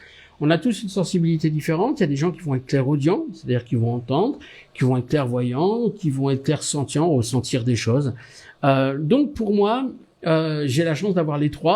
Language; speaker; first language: French; native; French